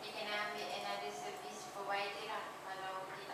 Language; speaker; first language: Malay; native; Malay